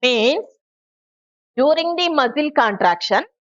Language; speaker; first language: English; non-native, local second language; Telugu